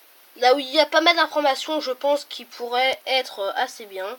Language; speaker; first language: French; native; French